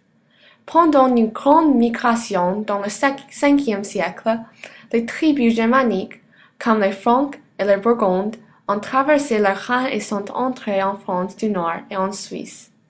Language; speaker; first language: French; non-native, learner; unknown